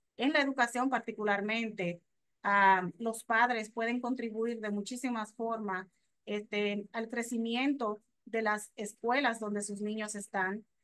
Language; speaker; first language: Spanish; native; Spanish